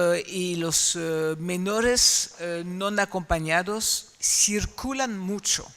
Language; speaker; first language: Spanish; non-native, fluent; French